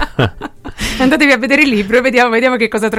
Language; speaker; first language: Italian; native; Italian